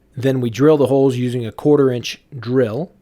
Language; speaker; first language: English; native; English